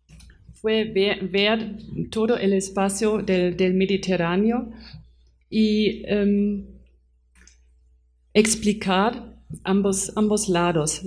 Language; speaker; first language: Spanish; non-native, fluent; German